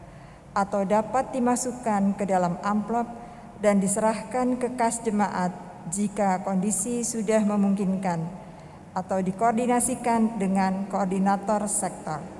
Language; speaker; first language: Indonesian; native; Indonesian